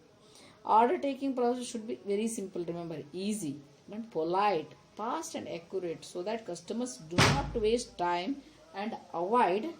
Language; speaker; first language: English; non-native, local second language; Kannada